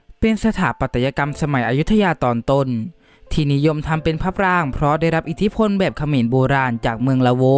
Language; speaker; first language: Thai; native; Thai